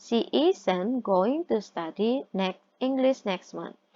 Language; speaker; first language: English; non-native, fluent; Indonesian